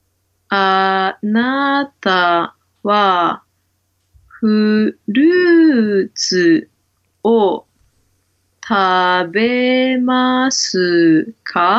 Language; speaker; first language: Japanese; non-native, learner; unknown